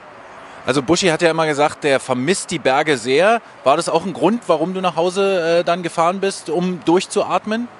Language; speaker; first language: German; native; German